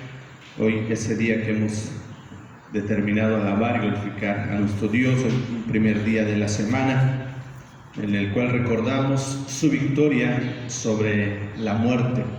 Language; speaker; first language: Spanish; native; Spanish